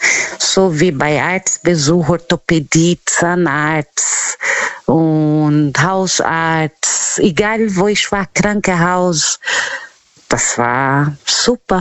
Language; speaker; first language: German; non-native, learner; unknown